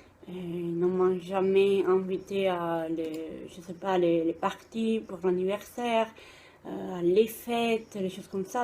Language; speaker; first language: French; non-native, fluent; Italian